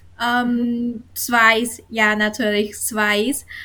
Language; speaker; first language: German; non-native, learner; Vietnamese